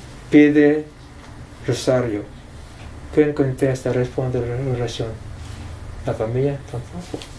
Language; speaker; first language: Spanish; non-native, fluent; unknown